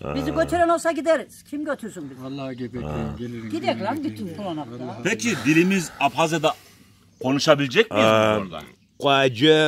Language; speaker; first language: Turkish; non-native, local second language; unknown